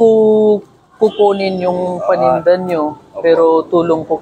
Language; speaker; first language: Filipino; non-native, learner; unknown